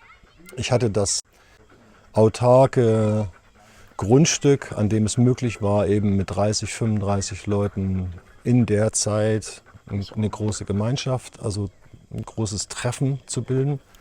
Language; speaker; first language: German; native; German